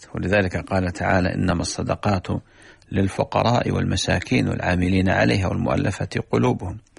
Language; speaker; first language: Arabic; native; Arabic